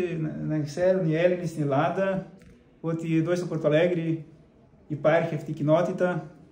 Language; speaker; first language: Greek; non-native, fluent; Portuguese